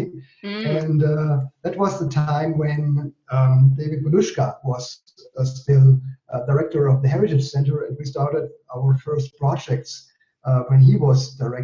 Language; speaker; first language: English; non-native, fluent; German